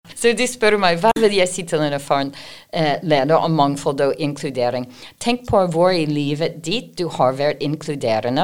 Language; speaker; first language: Norwegian; non-native, fluent; English